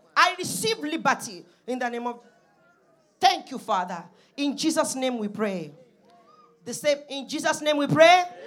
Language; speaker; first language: English; non-native, local second language; Yoruba